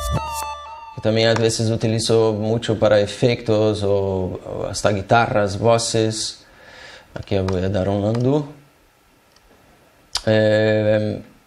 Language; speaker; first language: Spanish; non-native, fluent; Portuguese